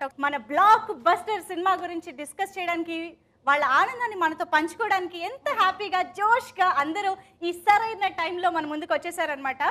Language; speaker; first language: Telugu; native; Telugu